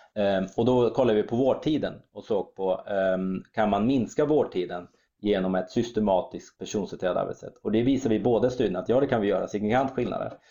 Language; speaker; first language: Swedish; early bilingual, other home language; German